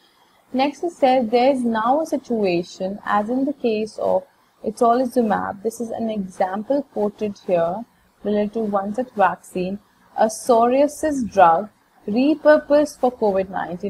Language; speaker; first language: English; non-native, local second language; Hindi